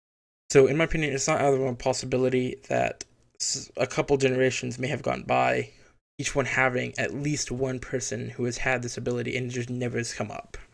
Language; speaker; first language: English; native; English